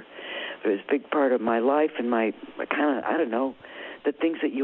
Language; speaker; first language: English; native; English